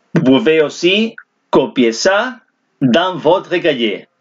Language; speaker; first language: French; non-native, fluent; Spanish